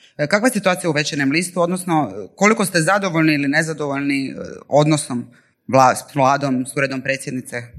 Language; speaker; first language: Croatian; native; Croatian